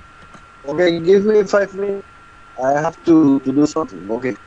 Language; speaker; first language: English; non-native, learner; Spanish